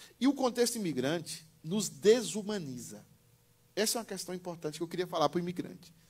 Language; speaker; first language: Portuguese; native; Portuguese